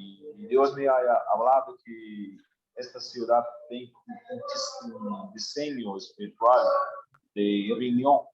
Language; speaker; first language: Spanish; non-native, learner; Portuguese